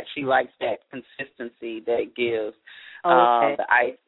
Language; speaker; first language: English; native; English